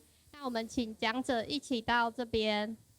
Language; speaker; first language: Chinese; native; Chinese